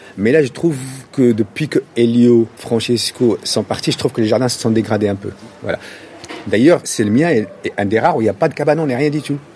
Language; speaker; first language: French; non-native, local second language; Arabic